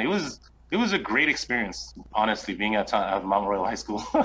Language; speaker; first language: English; native; English